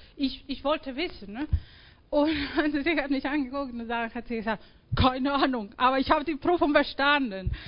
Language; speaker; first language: German; non-native, fluent; Spanish